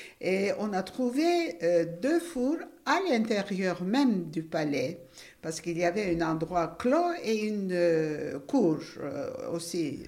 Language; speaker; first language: French; non-native, fluent; Turkish